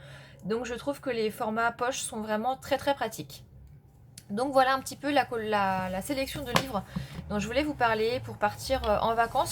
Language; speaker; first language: French; native; French